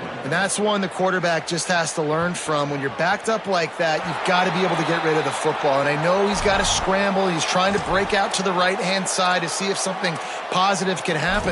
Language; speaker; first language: English; native; English